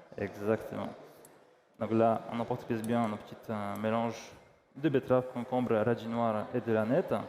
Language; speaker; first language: French; non-native, fluent; Polish